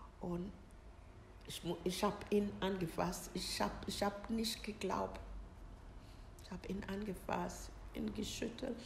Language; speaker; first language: German; non-native, learner; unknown